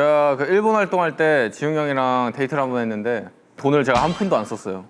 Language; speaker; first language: Korean; native; Korean